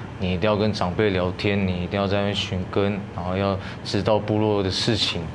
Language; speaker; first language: Chinese; native; Chinese